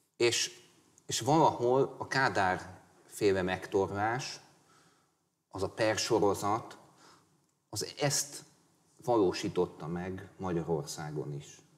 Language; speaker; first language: Hungarian; native; Hungarian